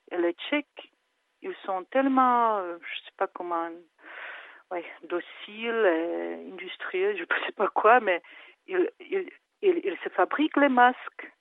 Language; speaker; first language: French; non-native, fluent; Czech